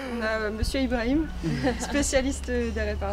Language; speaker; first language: French; native; French